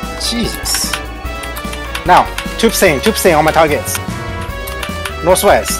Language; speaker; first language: English; non-native, learner; Japanese